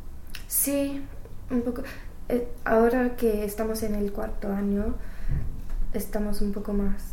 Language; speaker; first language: Spanish; non-native, learner; English